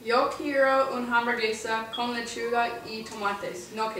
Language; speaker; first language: Spanish; non-native, learner; English